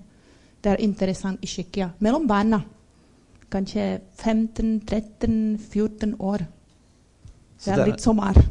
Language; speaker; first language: Norwegian; non-native, learner; Czech